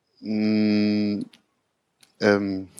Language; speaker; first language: German; native; German